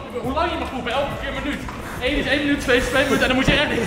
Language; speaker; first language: Dutch; native; Dutch